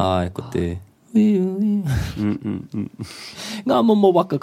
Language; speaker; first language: Māori; non-native, local second language; English